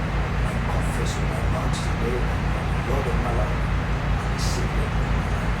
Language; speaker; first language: English; non-native, local second language; Yoruba